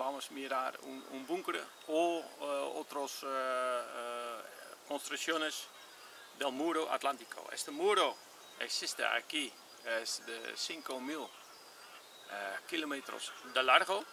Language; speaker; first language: Spanish; non-native, learner; Dutch